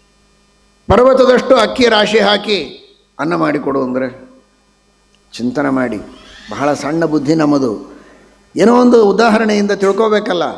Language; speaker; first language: Kannada; native; Kannada